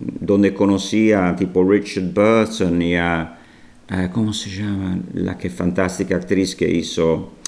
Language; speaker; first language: Spanish; non-native, fluent; Italian